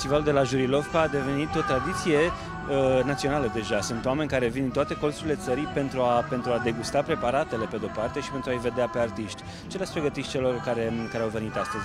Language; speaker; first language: Romanian; native; Romanian